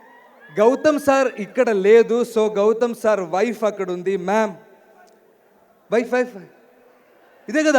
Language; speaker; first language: Telugu; non-native, learner; Malayalam